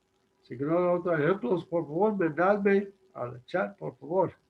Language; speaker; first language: Spanish; non-native, learner; English